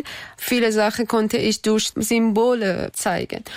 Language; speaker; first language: German; non-native, learner; Persian